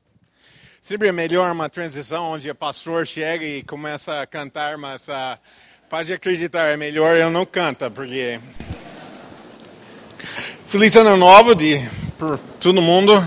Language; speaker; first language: Portuguese; non-native, fluent; English